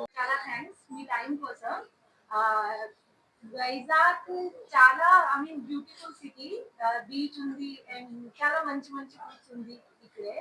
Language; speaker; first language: Telugu; non-native, learner; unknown